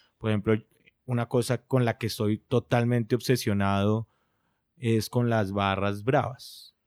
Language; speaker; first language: Spanish; native; Spanish